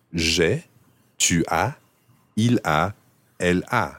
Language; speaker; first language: French; non-native, fluent; English